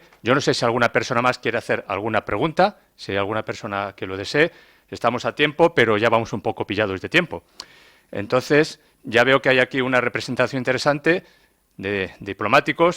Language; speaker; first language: Spanish; native; Spanish